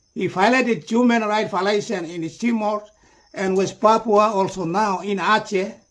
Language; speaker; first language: English; non-native, learner; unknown